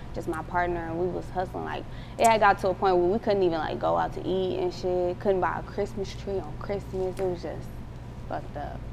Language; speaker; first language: English; native; English